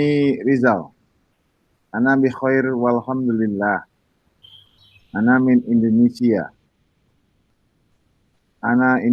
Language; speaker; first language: Arabic; non-native, learner; Indonesian